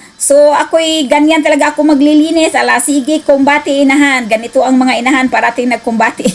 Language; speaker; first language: Filipino; native; Filipino